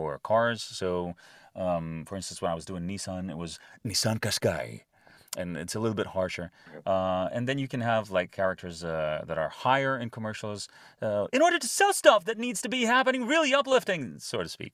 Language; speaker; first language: English; non-native, fluent; Greek